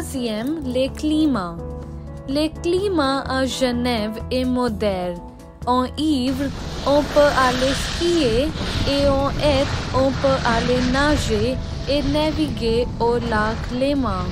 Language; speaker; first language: French; non-native, learner; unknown